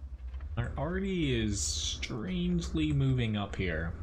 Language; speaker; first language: English; native; English